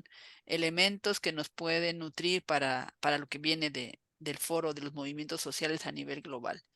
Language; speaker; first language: Spanish; native; Spanish